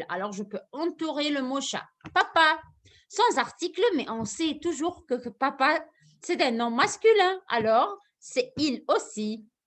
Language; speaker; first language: French; non-native, fluent; Arabic